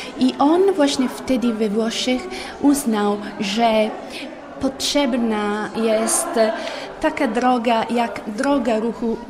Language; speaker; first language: Polish; non-native, fluent; Italian